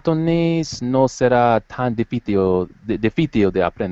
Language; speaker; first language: Spanish; non-native, learner; English